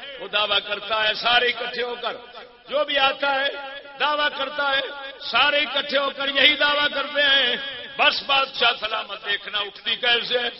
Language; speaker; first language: Urdu; non-native, local second language; Punjabi